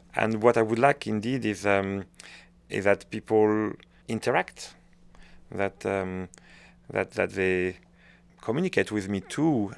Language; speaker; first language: English; non-native, fluent; French